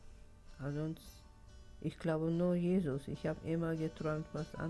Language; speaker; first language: German; non-native, learner; Russian